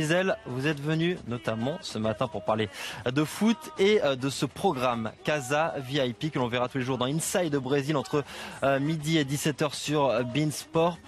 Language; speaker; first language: French; native; French